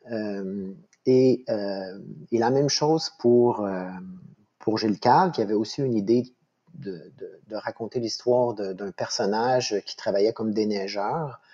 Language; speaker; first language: French; native; French